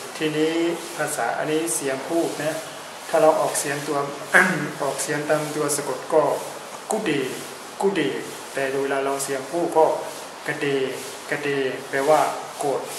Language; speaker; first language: Thai; non-native, fluent; Burmese